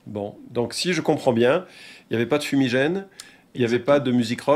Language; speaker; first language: French; native; French